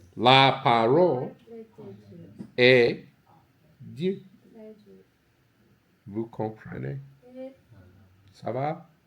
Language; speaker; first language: French; non-native, learner; English